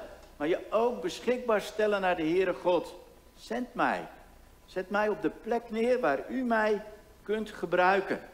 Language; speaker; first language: Dutch; native; Dutch